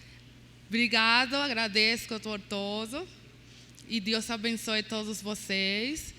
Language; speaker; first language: Portuguese; non-native, learner; Spanish